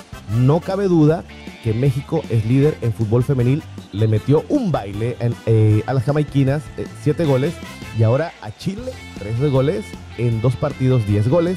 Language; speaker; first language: Spanish; native; Spanish